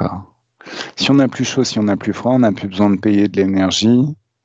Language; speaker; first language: French; native; French